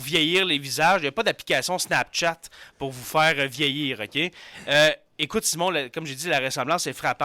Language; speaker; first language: French; native; French